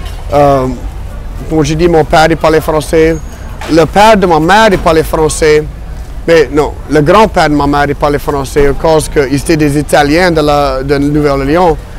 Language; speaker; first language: French; non-native, fluent; English